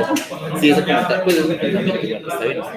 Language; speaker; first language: Spanish; native; Spanish